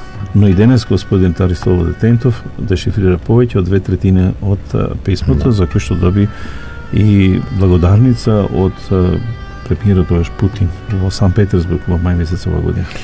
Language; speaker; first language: Macedonian; native; Macedonian